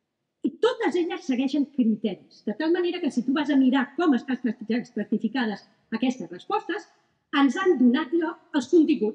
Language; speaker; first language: Catalan; native; Catalan